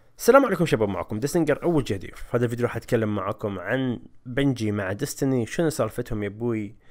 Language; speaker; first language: Arabic; native; Arabic